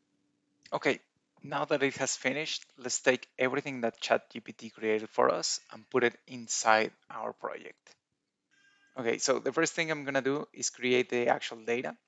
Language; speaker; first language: English; non-native, fluent; Spanish